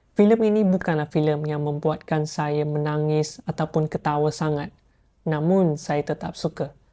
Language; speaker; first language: Malay; non-native, local second language; Chinese